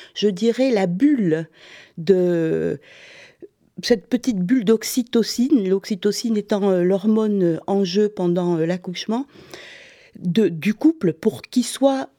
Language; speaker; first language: French; native; French